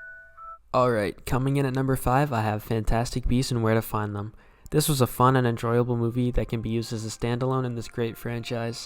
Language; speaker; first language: English; native; English